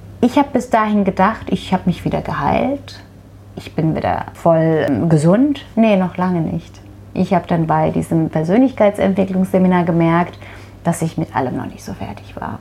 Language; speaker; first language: German; non-native, fluent; Turkish